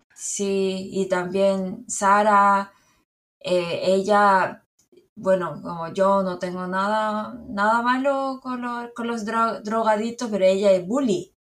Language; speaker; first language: Spanish; non-native, fluent; Korean